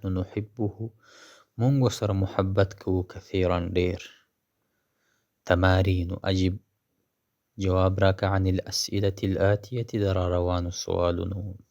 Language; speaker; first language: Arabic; non-native, fluent; Pashto